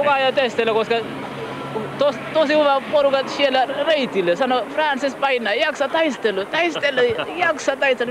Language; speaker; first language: Finnish; non-native, learner; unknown